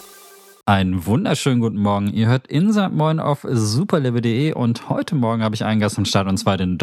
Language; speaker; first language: German; native; German